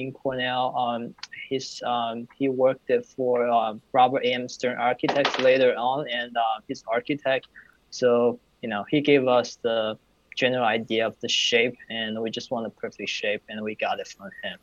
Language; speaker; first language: English; non-native, fluent; Chinese